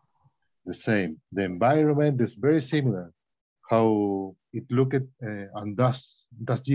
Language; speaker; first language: English; non-native, learner; Spanish